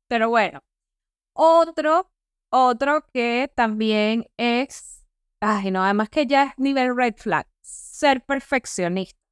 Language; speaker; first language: Spanish; native; Spanish